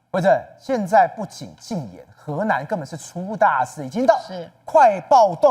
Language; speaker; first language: Chinese; native; Chinese